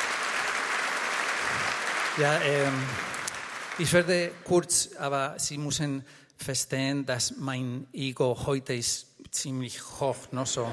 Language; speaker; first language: German; non-native, learner; Spanish